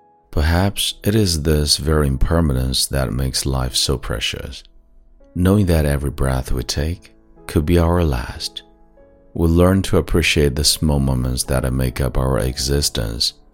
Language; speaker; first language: English; non-native, fluent; Chinese